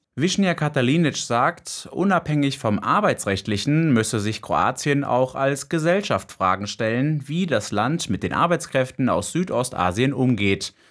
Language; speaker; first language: German; native; German